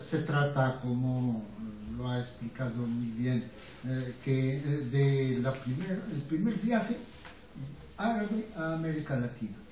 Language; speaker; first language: Spanish; non-native, fluent; Arabic